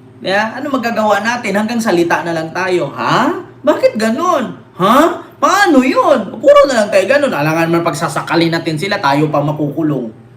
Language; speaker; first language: Filipino; native; Filipino